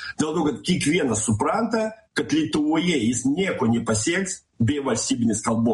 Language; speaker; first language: Lithuanian; non-native, local second language; Russian